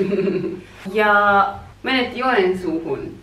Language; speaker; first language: Finnish; non-native, learner; Japanese